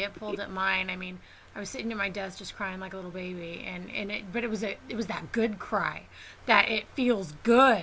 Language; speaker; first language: English; native; English